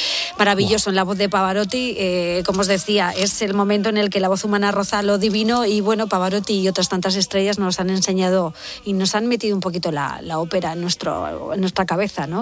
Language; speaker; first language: Spanish; native; Spanish